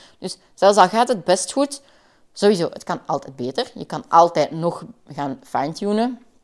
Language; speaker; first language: Dutch; native; Dutch